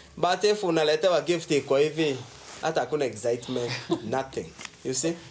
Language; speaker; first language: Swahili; non-native, local second language; Gusii